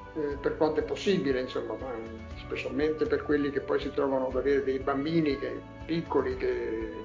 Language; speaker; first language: Italian; non-native, local second language; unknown